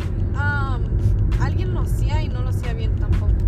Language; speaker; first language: Spanish; early bilingual, heritage; Spanish